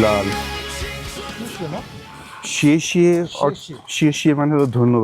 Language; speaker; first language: Bangla; native; Bangla